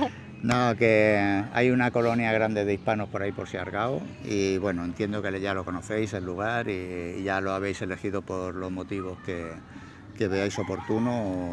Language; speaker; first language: Spanish; native; Spanish